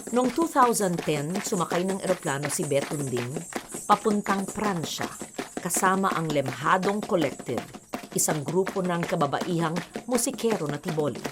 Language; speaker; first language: Filipino; native; Filipino